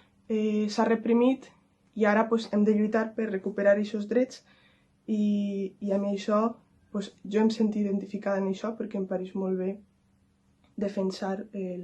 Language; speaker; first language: Catalan; non-native, local second language; Spanish